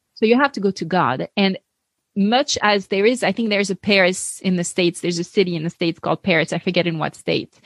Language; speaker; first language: English; non-native, fluent; French